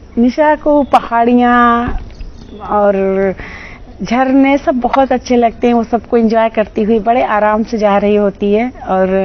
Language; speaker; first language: Hindi; native; Hindi